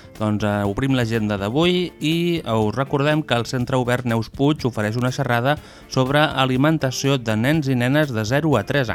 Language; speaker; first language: Catalan; native; Catalan